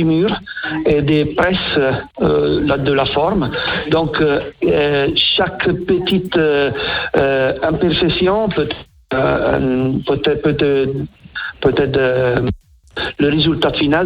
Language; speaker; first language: French; non-native, fluent; Italian